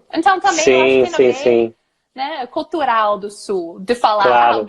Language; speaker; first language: Portuguese; non-native, fluent; English